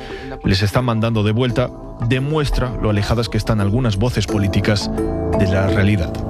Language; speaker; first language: Spanish; native; Spanish